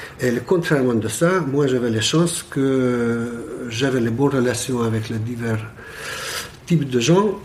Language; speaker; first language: French; non-native, fluent; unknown